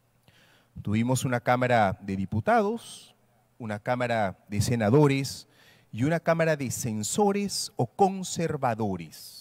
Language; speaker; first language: Spanish; native; Spanish